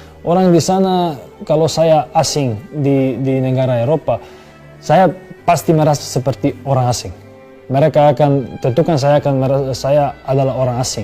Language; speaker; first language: Indonesian; non-native, fluent; Serbian